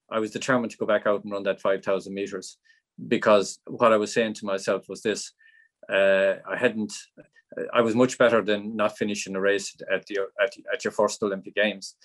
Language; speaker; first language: English; native; English